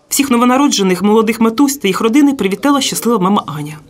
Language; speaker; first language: Ukrainian; native; Ukrainian